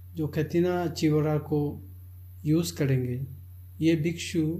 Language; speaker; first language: Hindi; non-native, local second language; Chakma